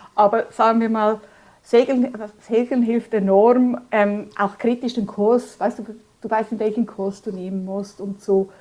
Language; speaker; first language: German; early bilingual, other home language; Spanish